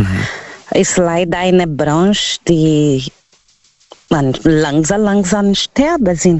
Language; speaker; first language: German; non-native, learner; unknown